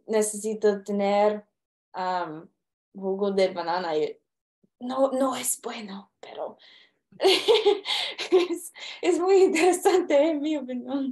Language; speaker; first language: Spanish; non-native, learner; English